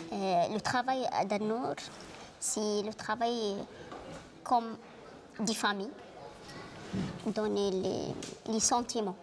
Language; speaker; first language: French; non-native, local second language; Arabic